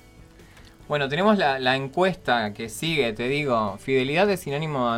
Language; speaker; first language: Spanish; native; Spanish